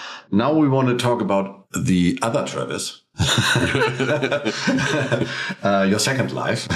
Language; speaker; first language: English; non-native, fluent; German